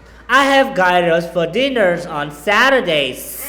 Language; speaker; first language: English; non-native, fluent; Khmer